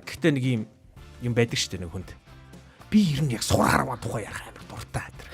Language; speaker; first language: Mongolian; native; Mongolian